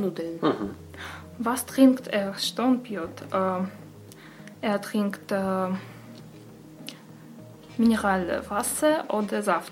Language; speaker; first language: German; non-native, learner; Russian